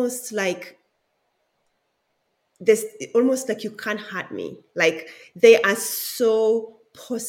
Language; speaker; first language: English; non-native, local second language; Luo (Kenya and Tanzania)